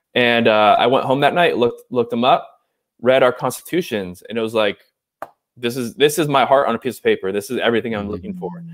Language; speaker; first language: English; native; English